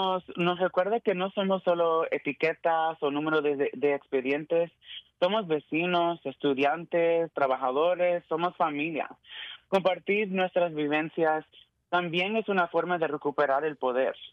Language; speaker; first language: Spanish; early bilingual, heritage; Spanish